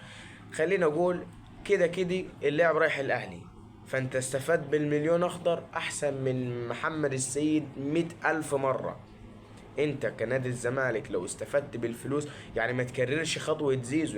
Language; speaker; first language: Arabic; native; Arabic